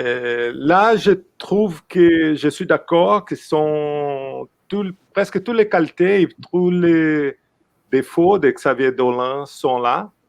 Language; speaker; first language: French; non-native, fluent; Portuguese